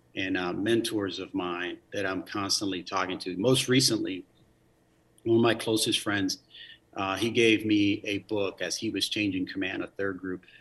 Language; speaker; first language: English; early bilingual, other home language; Spanish